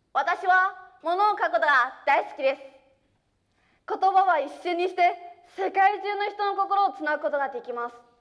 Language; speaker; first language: Japanese; early bilingual, other home language; Chinese